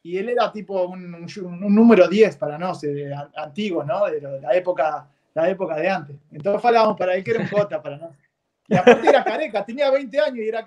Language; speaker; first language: Portuguese; non-native, fluent; Spanish